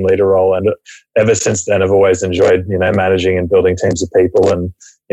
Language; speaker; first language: English; native; English